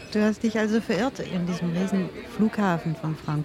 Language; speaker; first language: German; native; German